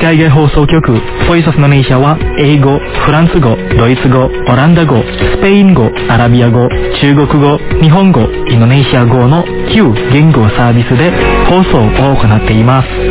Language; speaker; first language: Japanese; non-native, fluent; Indonesian